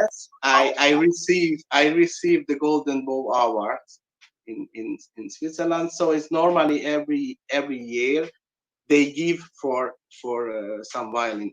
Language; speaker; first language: English; non-native, learner; Hungarian